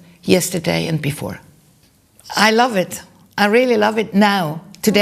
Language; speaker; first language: English; non-native, learner; German